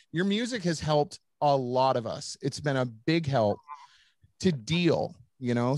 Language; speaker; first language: English; native; English